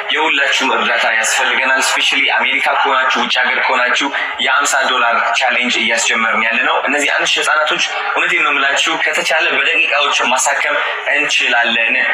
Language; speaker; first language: Amharic; native; Amharic